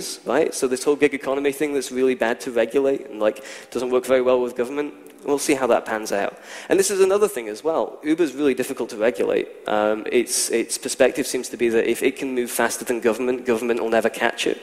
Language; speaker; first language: English; native; English